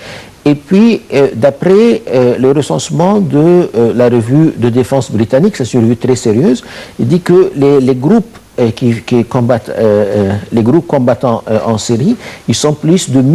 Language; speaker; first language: French; non-native, fluent; Arabic